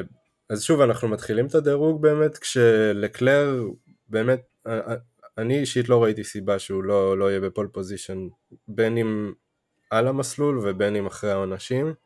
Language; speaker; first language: Hebrew; native; Hebrew